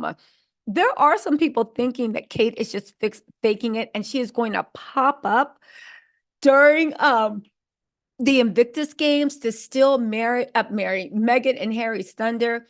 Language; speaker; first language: English; native; English